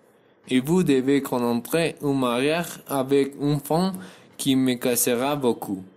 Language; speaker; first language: French; non-native, learner; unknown